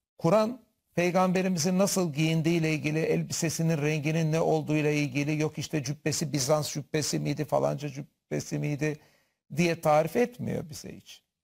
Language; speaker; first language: Turkish; native; Turkish